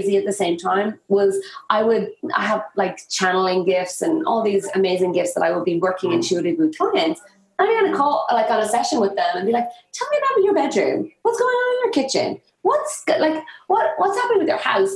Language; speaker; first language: English; native; English